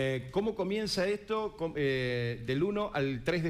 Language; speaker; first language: Spanish; native; Spanish